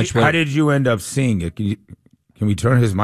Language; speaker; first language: English; native; English